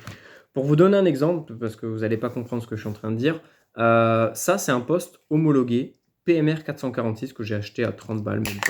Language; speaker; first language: French; native; French